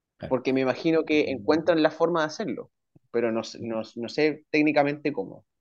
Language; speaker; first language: Spanish; native; Spanish